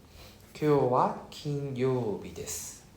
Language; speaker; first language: Japanese; non-native, fluent; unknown